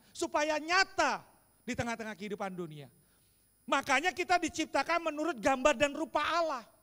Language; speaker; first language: Indonesian; native; Indonesian